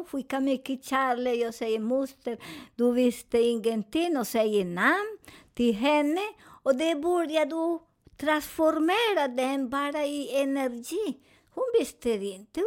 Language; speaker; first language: Swedish; non-native, fluent; Spanish